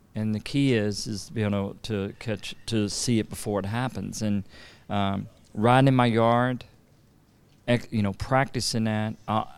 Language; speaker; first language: English; native; English